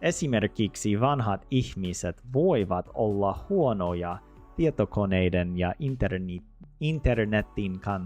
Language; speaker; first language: Finnish; non-native, learner; English